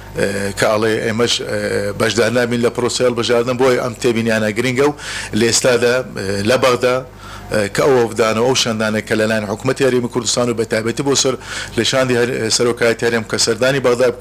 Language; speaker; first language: Central Kurdish; non-native, local second language; Turkish